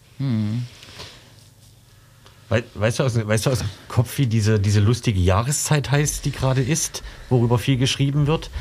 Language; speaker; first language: German; native; German